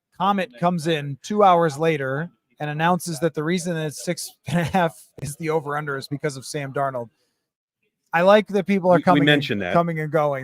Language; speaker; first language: English; native; English